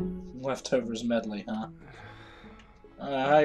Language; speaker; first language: English; native; English